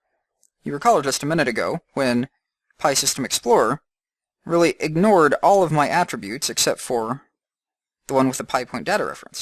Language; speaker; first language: English; native; English